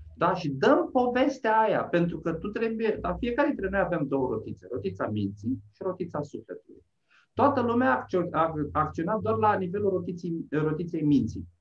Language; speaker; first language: Romanian; native; Romanian